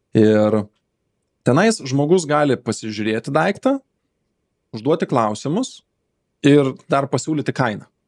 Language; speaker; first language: Lithuanian; native; Lithuanian